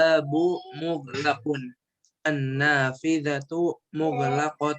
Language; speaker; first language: Arabic; non-native, learner; Indonesian